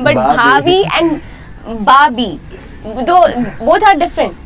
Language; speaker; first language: English; non-native, local second language; Hindi